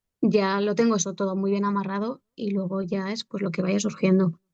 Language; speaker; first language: Spanish; native; Spanish